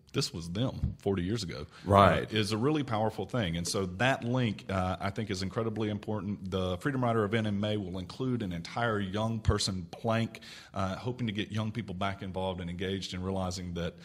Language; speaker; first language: English; native; English